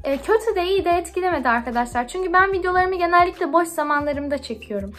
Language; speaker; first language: Turkish; early bilingual, heritage; Turkish